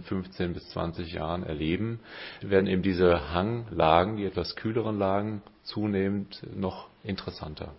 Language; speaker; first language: German; native; German